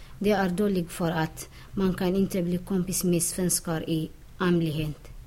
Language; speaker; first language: Swedish; non-native, learner; Tigrinya